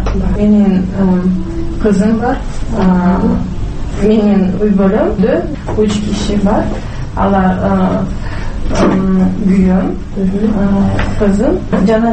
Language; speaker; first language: Kyrgyz; non-native, learner; Russian